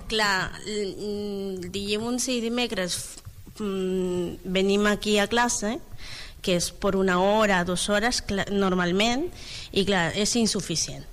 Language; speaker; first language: Catalan; non-native, learner; Spanish